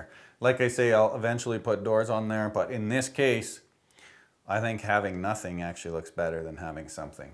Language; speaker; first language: English; native; English